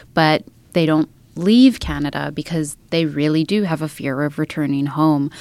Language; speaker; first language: English; native; English